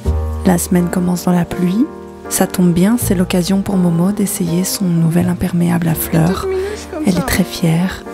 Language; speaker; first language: French; native; French